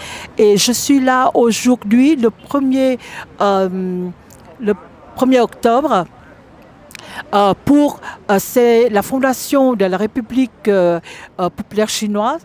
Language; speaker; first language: French; non-native, fluent; Vietnamese